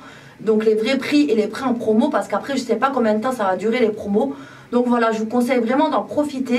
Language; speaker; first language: French; native; French